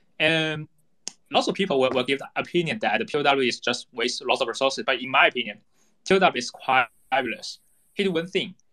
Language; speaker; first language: English; non-native, fluent; Chinese